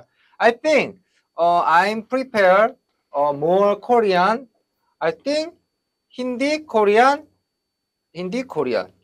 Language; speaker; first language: English; non-native, learner; Korean